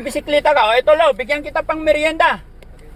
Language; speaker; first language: Filipino; native; Filipino